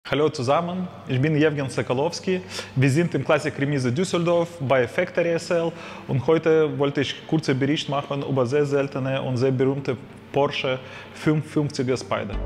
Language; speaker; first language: German; non-native, fluent; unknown